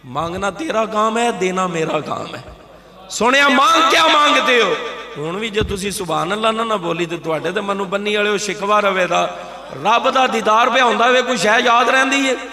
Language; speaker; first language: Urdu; non-native, local second language; Punjabi